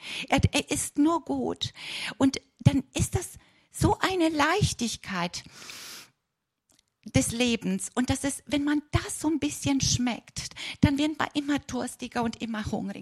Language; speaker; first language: German; non-native, fluent; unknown